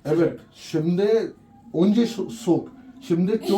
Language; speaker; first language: Turkish; non-native, learner; Urdu